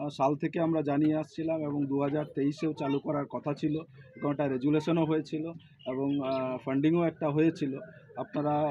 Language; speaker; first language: Bangla; non-native, local second language; Santali